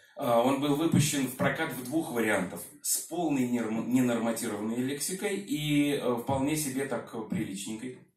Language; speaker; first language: Russian; native; Russian